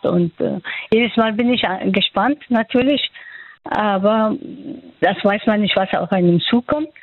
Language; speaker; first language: German; non-native, fluent; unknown